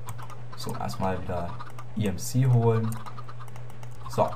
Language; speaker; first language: German; native; German